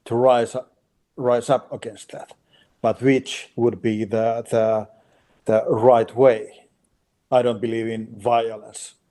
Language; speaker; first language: English; non-native, fluent; Finnish